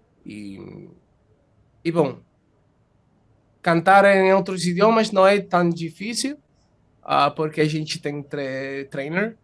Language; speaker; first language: Portuguese; non-native, fluent; Italian